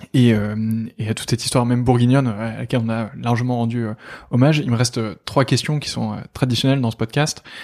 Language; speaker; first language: French; native; French